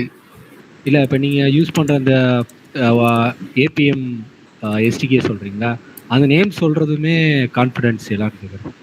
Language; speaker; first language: Tamil; native; Tamil